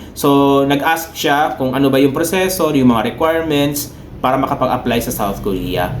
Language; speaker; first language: Filipino; non-native, local second language; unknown